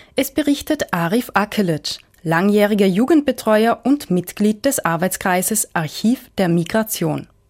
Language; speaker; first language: German; native; German